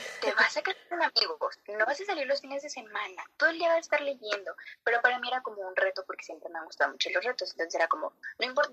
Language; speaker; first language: Spanish; native; Spanish